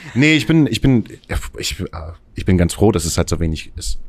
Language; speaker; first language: German; native; German